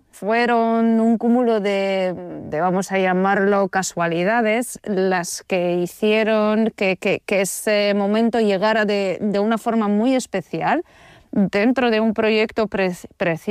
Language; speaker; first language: Spanish; non-native, fluent; Polish